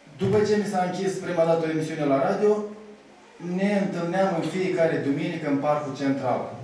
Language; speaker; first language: Romanian; native; Romanian